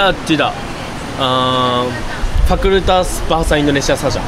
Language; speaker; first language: Indonesian; non-native, learner; Japanese